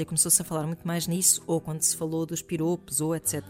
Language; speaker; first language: Portuguese; native; Portuguese